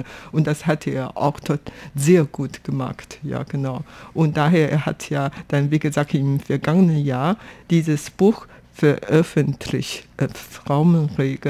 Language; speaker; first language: German; non-native, fluent; Chinese